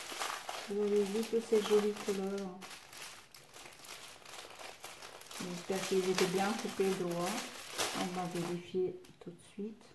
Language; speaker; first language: French; non-native, fluent; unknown